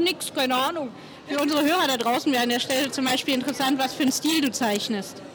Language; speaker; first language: German; native; German